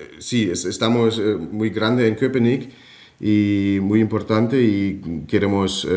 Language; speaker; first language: Spanish; non-native, fluent; German